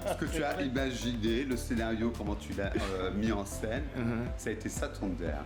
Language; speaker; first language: French; native; French